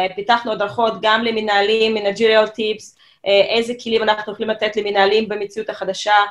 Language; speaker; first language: Hebrew; non-native, fluent; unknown